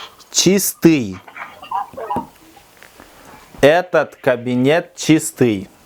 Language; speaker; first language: Russian; non-native, fluent; Kyrgyz